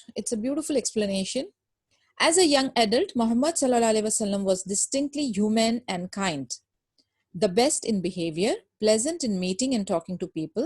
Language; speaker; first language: English; non-native, local second language; Urdu